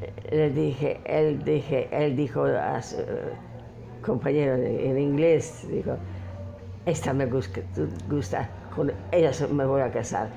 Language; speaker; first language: Spanish; non-native, fluent; Polish